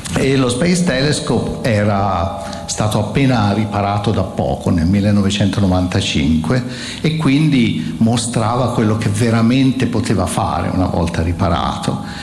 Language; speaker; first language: Italian; native; Italian